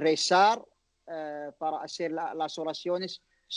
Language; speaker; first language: Spanish; non-native, learner; Arabic